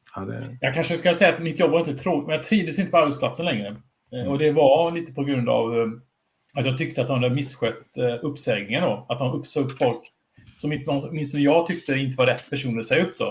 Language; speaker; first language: Swedish; native; Swedish